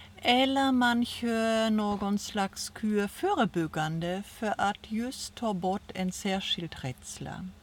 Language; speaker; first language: Swedish; non-native, fluent; German